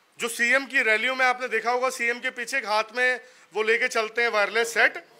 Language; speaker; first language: Hindi; native; Hindi